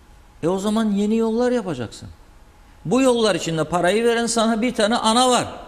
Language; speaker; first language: Turkish; native; Turkish